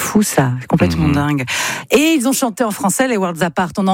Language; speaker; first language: French; native; French